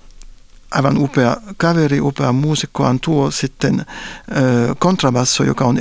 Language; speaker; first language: Finnish; non-native, fluent; French